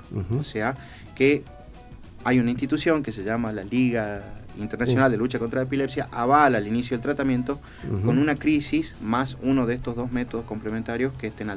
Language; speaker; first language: Spanish; native; Spanish